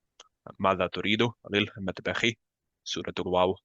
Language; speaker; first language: Arabic; non-native, fluent; Bosnian